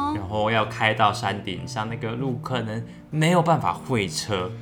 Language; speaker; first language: Chinese; native; Chinese